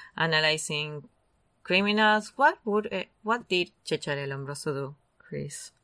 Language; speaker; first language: English; non-native, fluent; Spanish